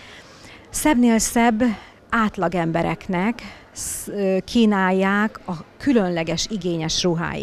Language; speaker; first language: Hungarian; native; Hungarian